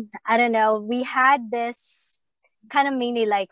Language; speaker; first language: English; non-native, local second language; Filipino